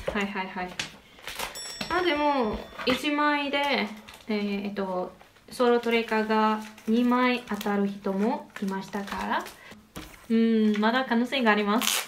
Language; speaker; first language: Japanese; non-native, learner; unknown